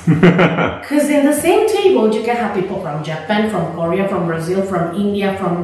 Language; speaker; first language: English; non-native, fluent; Spanish